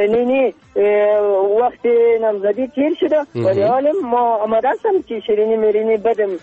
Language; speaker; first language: Persian; non-native, local second language; Pashto